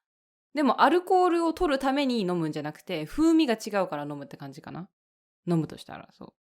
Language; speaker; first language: Japanese; native; Japanese